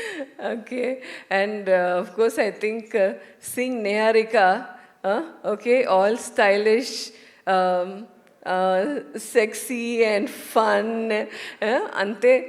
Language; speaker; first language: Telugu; non-native, learner; Tamil